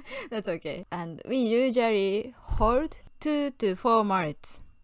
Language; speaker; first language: English; non-native, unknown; Japanese